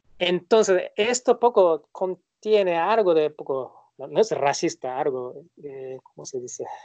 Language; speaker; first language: Spanish; non-native, learner; Japanese